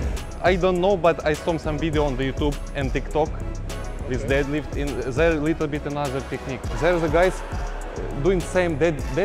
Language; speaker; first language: English; non-native, learner; Russian